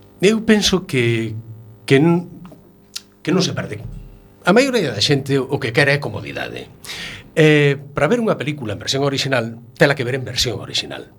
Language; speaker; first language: Galician; native; Galician